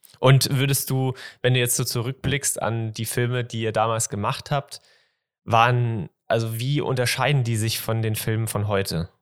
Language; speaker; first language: German; native; German